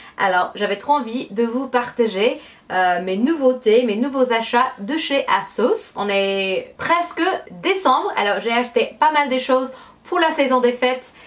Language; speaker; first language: French; non-native, fluent; English